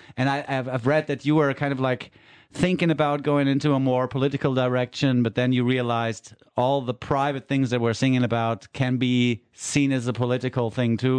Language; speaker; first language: English; non-native, fluent; German